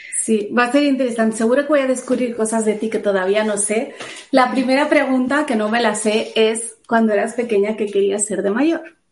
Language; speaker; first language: Spanish; native; Spanish